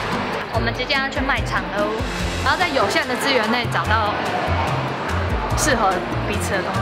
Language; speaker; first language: Chinese; native; Chinese